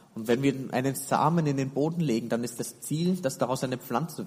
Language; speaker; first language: German; native; German